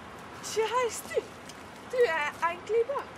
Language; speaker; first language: French; non-native, learner; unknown